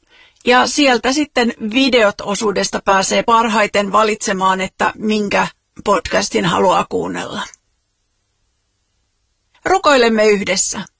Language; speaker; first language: Finnish; native; Finnish